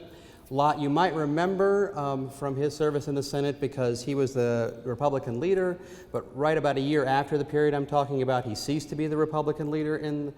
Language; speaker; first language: English; native; English